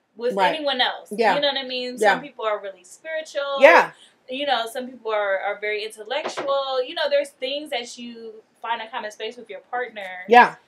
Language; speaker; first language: English; native; English